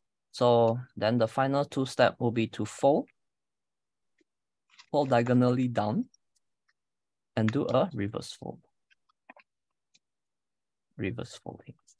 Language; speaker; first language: English; non-native, local second language; Malay